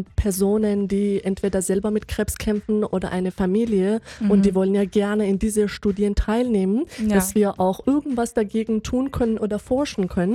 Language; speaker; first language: German; non-native, fluent; Persian